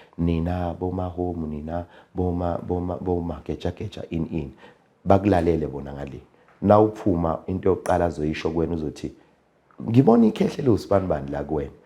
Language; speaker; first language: Zulu; native; Zulu